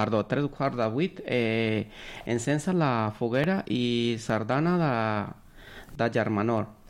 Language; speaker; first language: Catalan; non-native, learner; Spanish